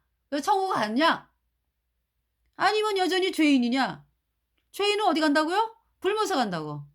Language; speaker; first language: Korean; native; Korean